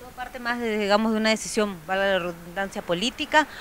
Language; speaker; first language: Spanish; native; Spanish